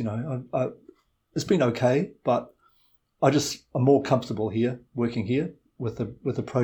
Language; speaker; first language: English; native; English